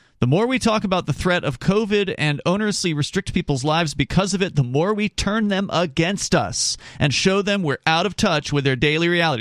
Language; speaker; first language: English; native; English